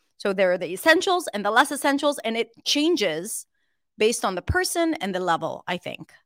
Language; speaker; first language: English; non-native, fluent; Hebrew